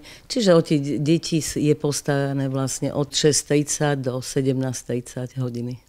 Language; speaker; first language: Slovak; native; Slovak